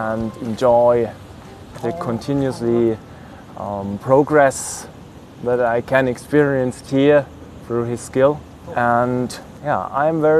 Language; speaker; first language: English; non-native, fluent; German